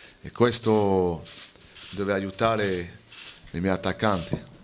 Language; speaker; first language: Italian; non-native, fluent; French